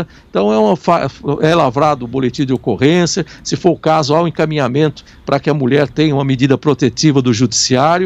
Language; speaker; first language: Portuguese; native; Portuguese